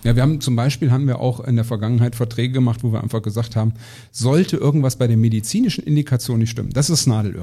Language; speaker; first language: German; native; German